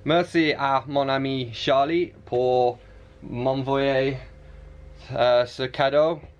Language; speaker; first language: French; non-native, learner; English